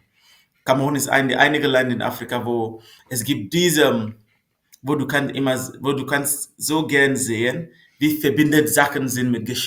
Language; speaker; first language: German; non-native, fluent; Northern Sotho